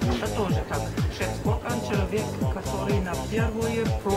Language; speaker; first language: Russian; non-native, fluent; German